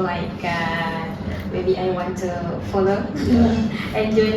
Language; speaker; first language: English; non-native, learner; Indonesian